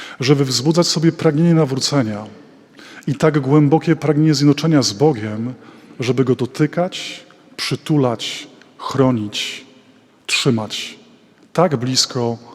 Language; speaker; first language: Polish; native; Polish